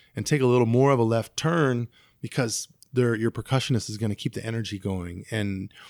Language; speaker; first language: English; native; English